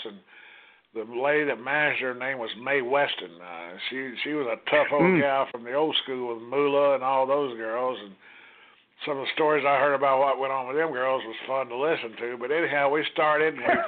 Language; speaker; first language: English; native; English